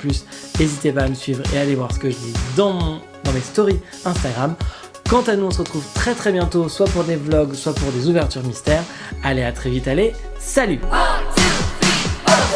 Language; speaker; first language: French; native; French